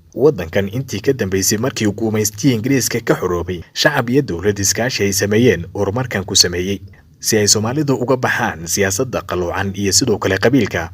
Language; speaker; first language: Somali; native; Somali